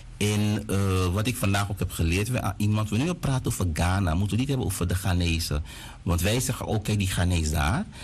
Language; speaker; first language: Dutch; native; Dutch